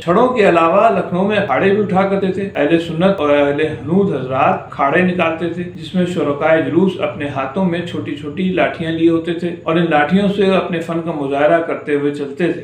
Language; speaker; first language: Urdu; native; Urdu